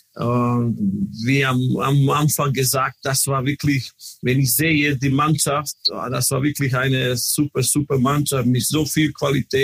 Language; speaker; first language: German; non-native, learner; Croatian